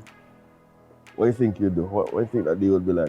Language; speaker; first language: English; native; English